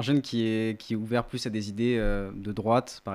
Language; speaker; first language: French; native; French